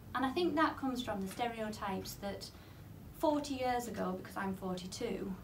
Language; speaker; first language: English; native; English